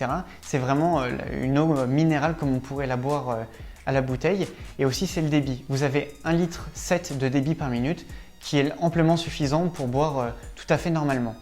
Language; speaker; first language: French; native; French